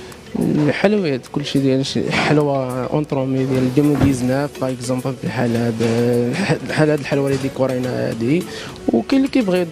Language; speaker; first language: Arabic; native; Arabic